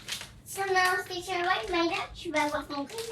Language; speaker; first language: French; native; French